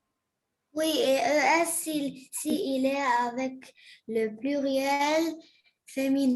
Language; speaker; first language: French; non-native, learner; Arabic